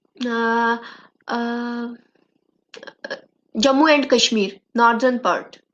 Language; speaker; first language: English; non-native, learner; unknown